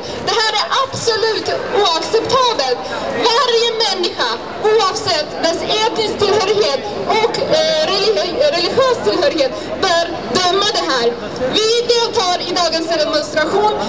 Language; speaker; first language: Swedish; non-native, fluent; Azerbaijani